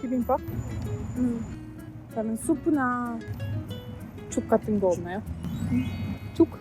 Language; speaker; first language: Korean; non-native, fluent; Ukrainian